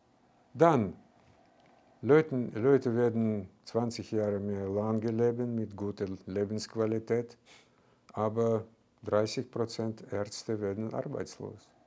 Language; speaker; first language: German; non-native, fluent; Russian